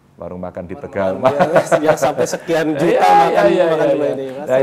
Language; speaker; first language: Indonesian; native; Indonesian